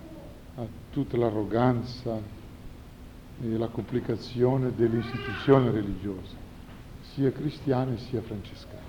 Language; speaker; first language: Italian; non-native, fluent; Portuguese